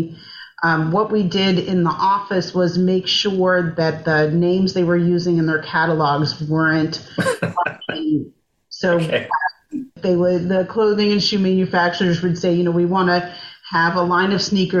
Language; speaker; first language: English; native; English